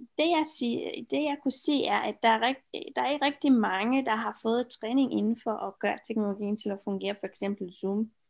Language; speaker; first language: Danish; non-native, fluent; Romanian